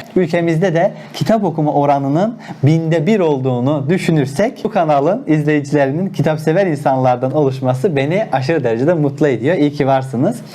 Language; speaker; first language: Turkish; non-native, local second language; Azerbaijani